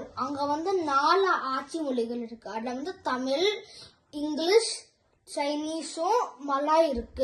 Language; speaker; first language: Tamil; early bilingual, heritage; Tamil